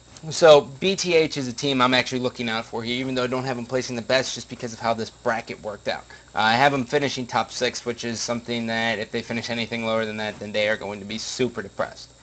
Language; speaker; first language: English; native; English